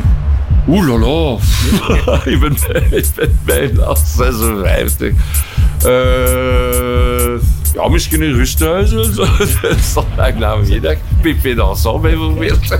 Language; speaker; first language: Dutch; non-native, local second language; French